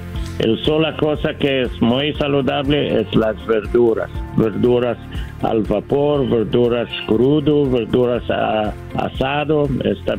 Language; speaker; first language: Spanish; non-native, learner; English